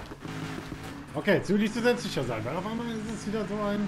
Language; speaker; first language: German; native; German